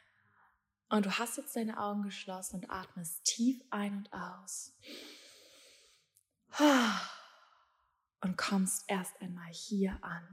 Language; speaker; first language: German; native; German